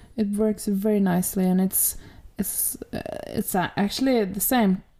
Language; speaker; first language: English; non-native, fluent; Norwegian